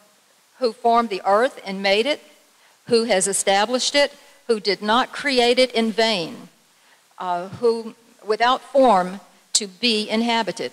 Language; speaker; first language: English; native; English